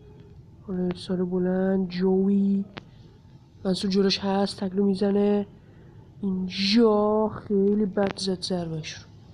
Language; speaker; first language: Persian; native; Persian